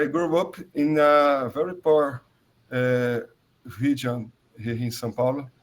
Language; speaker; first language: English; non-native, learner; Portuguese